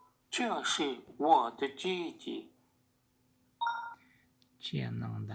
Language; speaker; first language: Chinese; non-native, learner; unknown